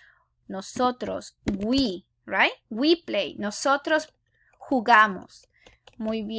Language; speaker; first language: Spanish; non-native, fluent; English